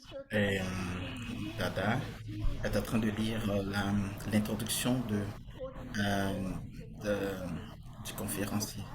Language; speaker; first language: French; non-native, fluent; Portuguese